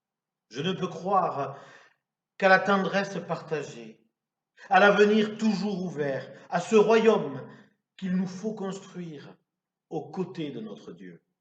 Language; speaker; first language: French; native; French